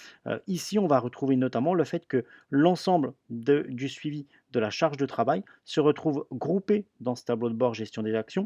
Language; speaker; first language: French; native; French